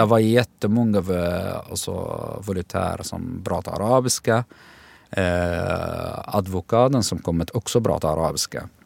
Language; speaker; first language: Swedish; non-native, fluent; Arabic